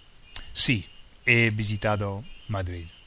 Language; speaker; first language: Spanish; non-native, fluent; English